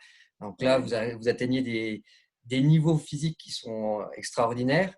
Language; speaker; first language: French; native; French